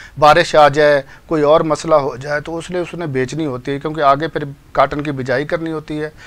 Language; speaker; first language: Urdu; non-native, local second language; Punjabi